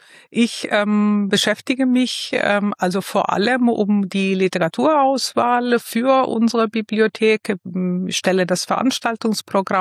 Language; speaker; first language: German; non-native, fluent; Italian